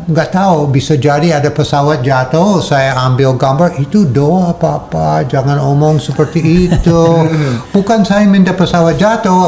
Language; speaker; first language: Indonesian; non-native, learner; English